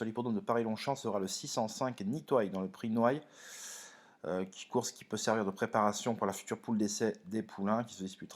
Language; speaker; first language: French; native; French